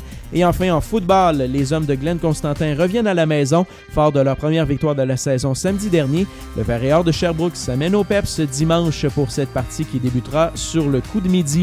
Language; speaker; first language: French; native; French